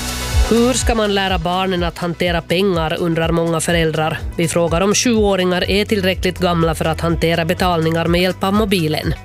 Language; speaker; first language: Swedish; native; Swedish